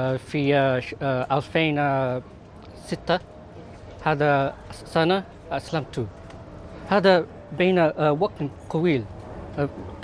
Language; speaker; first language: Arabic; non-native, learner; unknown